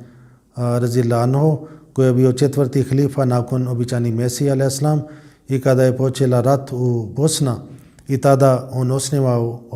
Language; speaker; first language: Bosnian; non-native, learner; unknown